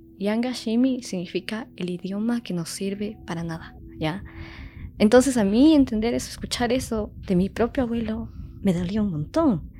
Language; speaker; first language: Spanish; native; Spanish